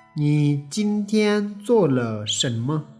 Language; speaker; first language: Chinese; non-native, fluent; Tibetan